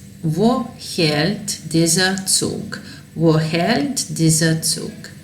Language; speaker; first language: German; non-native, fluent; Serbian